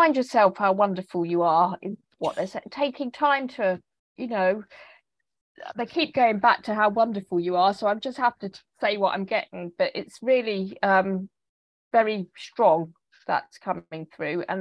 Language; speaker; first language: English; native; English